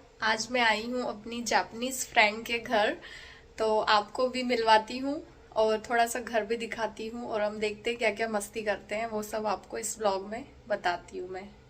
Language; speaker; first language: Hindi; native; Hindi